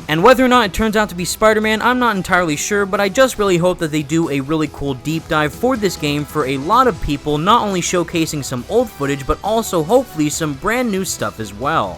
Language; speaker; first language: English; native; English